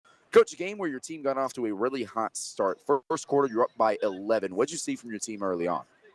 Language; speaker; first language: English; native; English